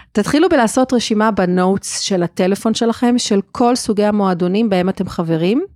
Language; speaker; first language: Hebrew; non-native, fluent; English